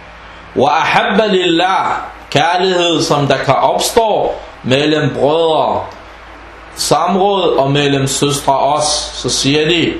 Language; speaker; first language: Danish; early bilingual, other home language; Arabic